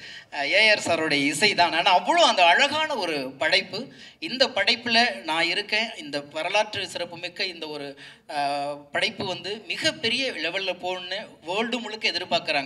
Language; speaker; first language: Tamil; native; Tamil